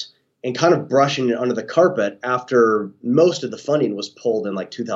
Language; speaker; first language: English; native; English